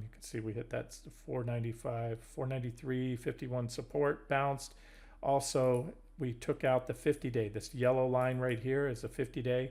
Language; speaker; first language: English; native; English